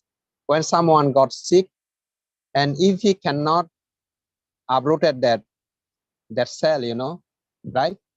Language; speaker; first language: English; non-native, fluent; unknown